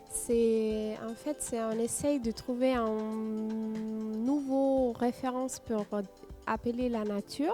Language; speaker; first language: French; non-native, fluent; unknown